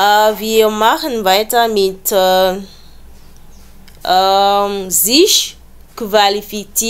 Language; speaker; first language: German; non-native, learner; French